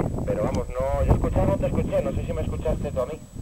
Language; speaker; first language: Spanish; native; Spanish